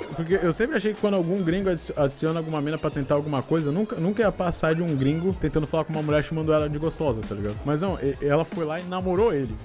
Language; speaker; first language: Portuguese; native; Portuguese